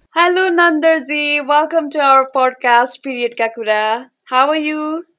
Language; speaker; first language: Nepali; native; Nepali